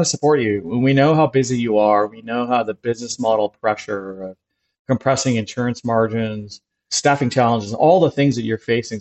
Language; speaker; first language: English; native; English